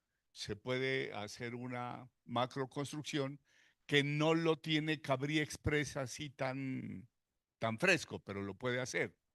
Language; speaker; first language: Spanish; native; Spanish